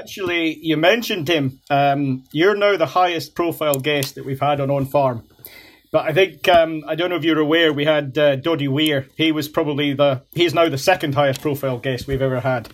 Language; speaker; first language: English; native; English